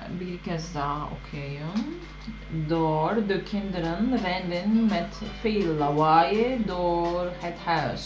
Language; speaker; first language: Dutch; non-native, learner; Turkish